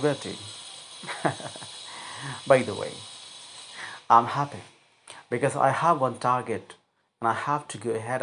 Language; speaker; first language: English; non-native, local second language; Hindi